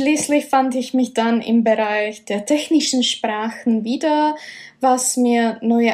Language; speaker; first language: German; non-native, fluent; Czech